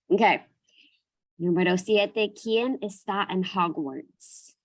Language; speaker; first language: Spanish; non-native, fluent; English